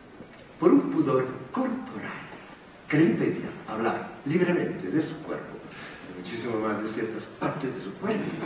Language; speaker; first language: Spanish; native; Spanish